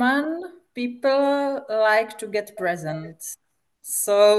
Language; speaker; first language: English; non-native, fluent; Czech